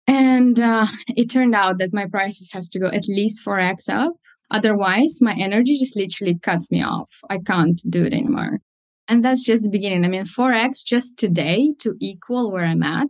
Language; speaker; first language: English; non-native, fluent; Russian